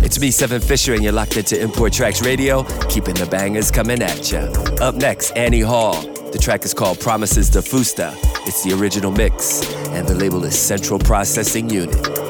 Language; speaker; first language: English; native; English